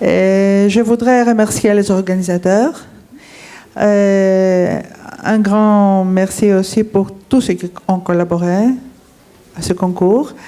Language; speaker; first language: French; non-native, fluent; Greek